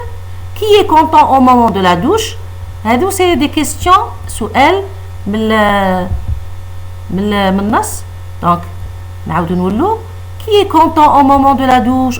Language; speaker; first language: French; non-native, local second language; Arabic